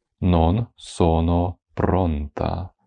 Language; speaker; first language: Italian; non-native, fluent; Ukrainian